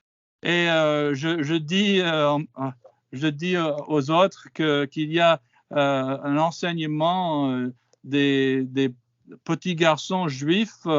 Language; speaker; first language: French; non-native, fluent; English